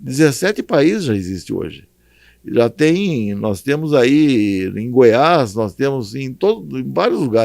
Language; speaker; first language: Portuguese; native; Portuguese